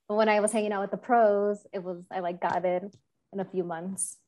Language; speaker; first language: English; native; English